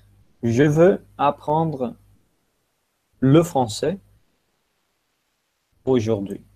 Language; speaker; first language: French; non-native, fluent; Dutch